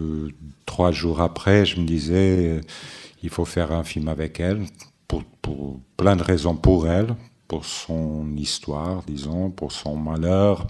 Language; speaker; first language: French; non-native, fluent; Portuguese